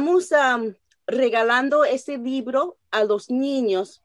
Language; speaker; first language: Spanish; non-native, learner; Japanese